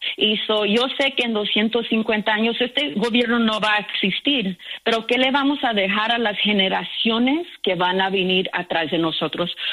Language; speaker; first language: Spanish; early bilingual, heritage; Spanish